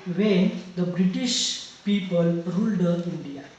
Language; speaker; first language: English; non-native, local second language; Marathi